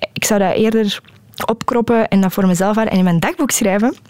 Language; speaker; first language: Dutch; native; Dutch